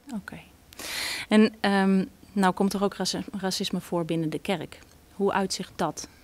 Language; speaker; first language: Dutch; native; Dutch